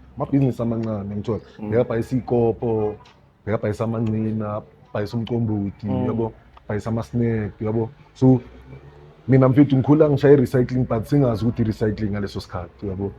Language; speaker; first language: Zulu; native; Zulu